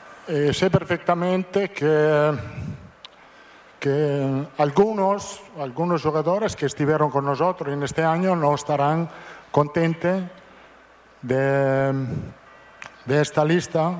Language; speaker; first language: Portuguese; non-native, fluent; Italian